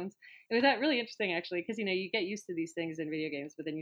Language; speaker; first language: English; native; English